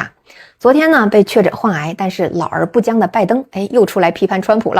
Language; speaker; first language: Chinese; native; Chinese